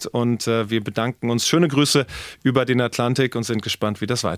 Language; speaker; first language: German; native; German